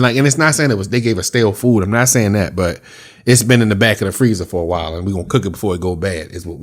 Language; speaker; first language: English; native; English